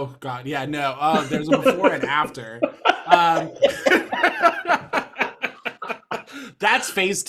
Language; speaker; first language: English; native; English